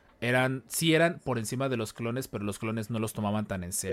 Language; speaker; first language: Spanish; native; Spanish